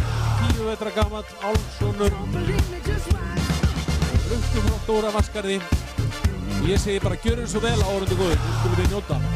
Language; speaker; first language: Icelandic; native; Icelandic